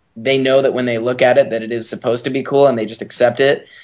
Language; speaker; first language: English; native; English